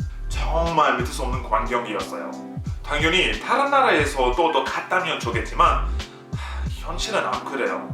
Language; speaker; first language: Korean; non-native, fluent; English